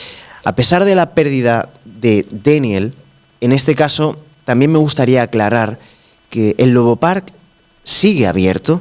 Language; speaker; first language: Spanish; native; Spanish